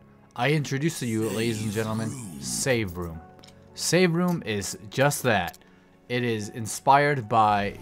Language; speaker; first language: English; native; English